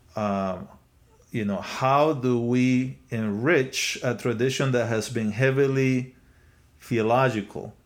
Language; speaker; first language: English; non-native, fluent; Spanish